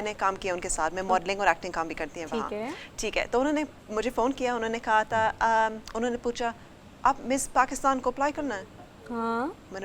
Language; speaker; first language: Hindi; early bilingual, heritage; English